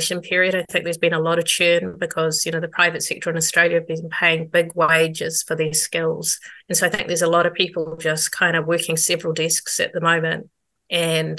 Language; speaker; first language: English; native; English